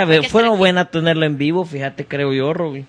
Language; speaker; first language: Spanish; native; Spanish